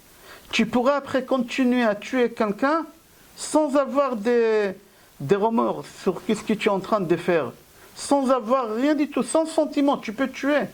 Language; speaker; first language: French; native; French